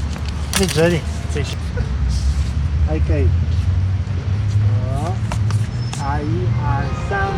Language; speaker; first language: Chinese; non-native, learner; Polish